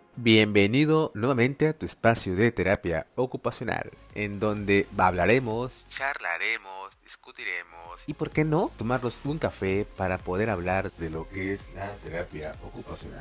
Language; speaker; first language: Spanish; native; Spanish